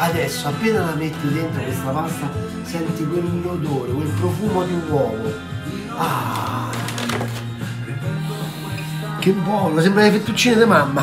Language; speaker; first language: Italian; native; Italian